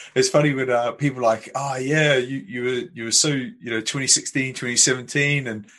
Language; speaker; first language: English; native; English